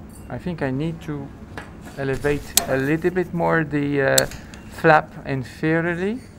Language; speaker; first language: English; non-native, fluent; French